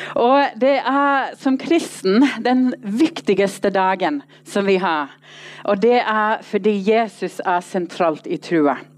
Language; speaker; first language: Norwegian; non-native, fluent; English